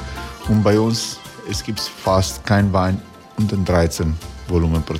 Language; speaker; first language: German; non-native, learner; Croatian